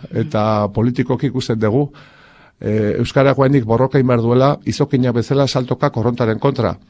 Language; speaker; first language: Basque; native; Basque